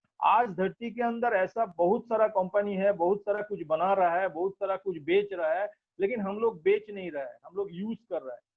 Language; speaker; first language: Hindi; non-native, local second language; Bangla